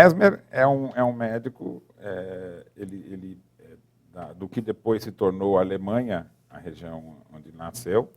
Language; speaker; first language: Portuguese; native; Portuguese